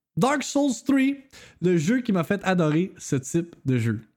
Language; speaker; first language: French; native; French